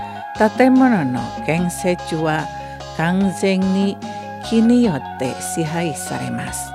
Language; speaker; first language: Japanese; non-native, learner; Indonesian